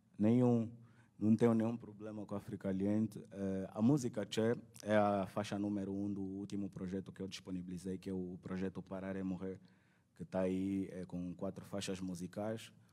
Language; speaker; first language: Portuguese; native; Portuguese